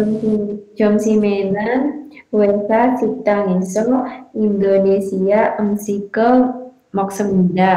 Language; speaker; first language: Korean; non-native, learner; Indonesian